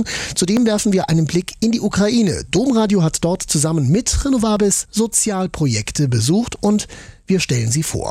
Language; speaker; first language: German; native; German